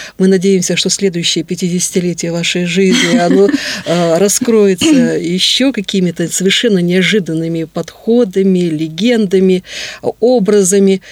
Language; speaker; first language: Russian; native; Russian